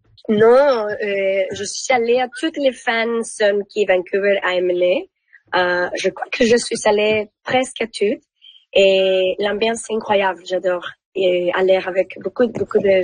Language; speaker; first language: French; non-native, learner; Spanish